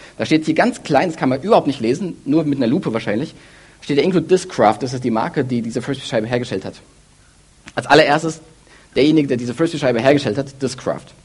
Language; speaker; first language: German; early bilingual, other home language; Russian